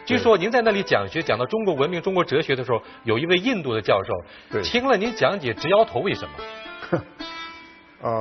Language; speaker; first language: Chinese; native; Chinese